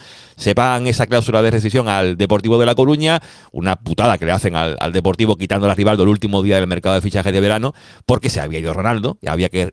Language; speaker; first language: Spanish; native; Spanish